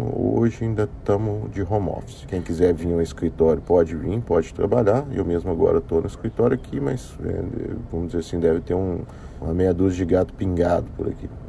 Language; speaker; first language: Portuguese; native; Portuguese